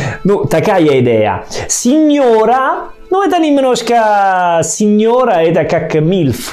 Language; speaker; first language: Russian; non-native, fluent; Italian